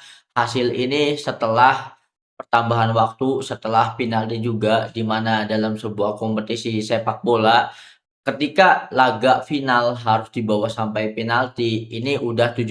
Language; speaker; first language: Indonesian; native; Indonesian